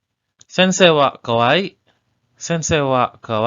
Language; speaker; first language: Japanese; non-native, learner; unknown